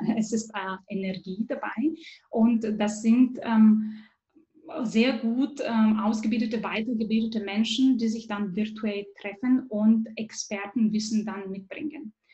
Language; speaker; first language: German; non-native, fluent; Bulgarian